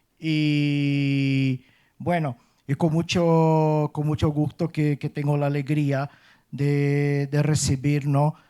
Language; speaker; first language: Spanish; non-native, fluent; Portuguese